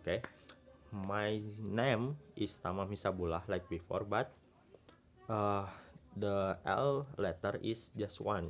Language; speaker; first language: English; non-native, learner; Indonesian